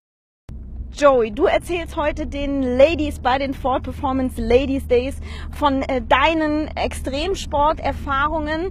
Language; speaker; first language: German; native; German